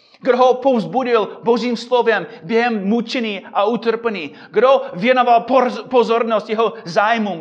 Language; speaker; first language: Czech; non-native, fluent; English